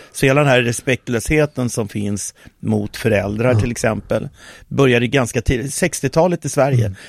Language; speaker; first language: Swedish; early bilingual, other home language; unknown